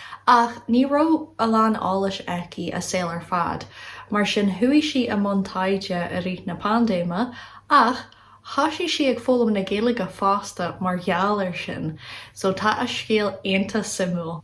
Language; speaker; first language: Irish; non-native, local second language; English